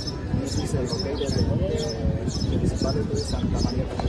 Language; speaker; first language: English; non-native, learner; Spanish